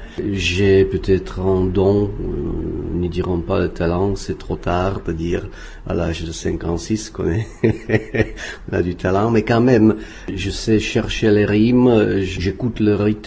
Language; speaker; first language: French; non-native, fluent; Czech